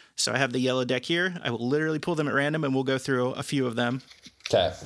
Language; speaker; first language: English; native; English